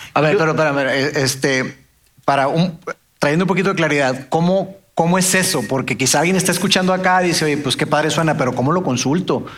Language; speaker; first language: Spanish; native; Spanish